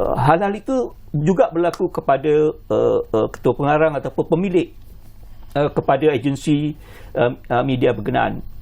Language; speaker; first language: Malay; native; Malay